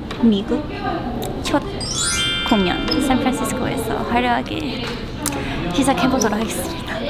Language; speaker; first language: Korean; non-native, fluent; Thai